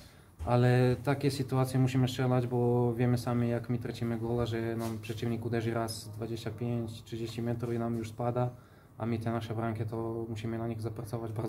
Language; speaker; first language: Polish; non-native, fluent; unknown